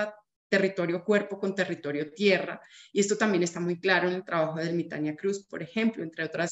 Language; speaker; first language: Spanish; native; Spanish